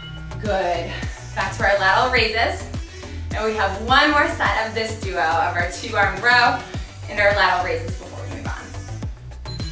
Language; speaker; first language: English; native; English